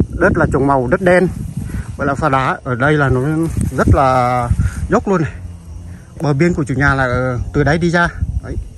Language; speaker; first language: Vietnamese; non-native, local second language; Tày